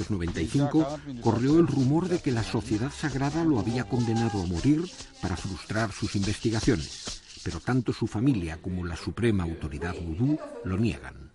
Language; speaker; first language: Spanish; native; Spanish